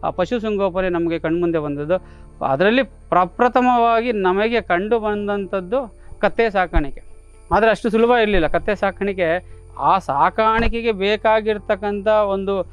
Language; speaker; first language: Kannada; native; Kannada